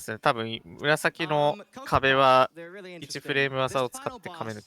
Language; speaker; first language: Japanese; native; Japanese